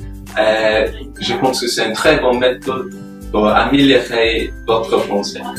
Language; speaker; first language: French; non-native, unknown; English